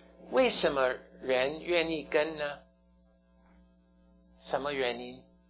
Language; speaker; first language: Chinese; non-native, fluent; English